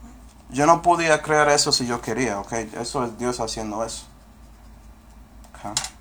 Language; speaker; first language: Spanish; non-native, fluent; English